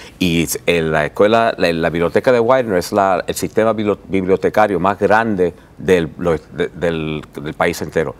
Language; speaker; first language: Spanish; early bilingual, heritage; Spanish